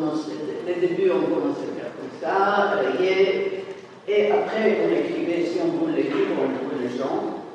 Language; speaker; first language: French; non-native, fluent; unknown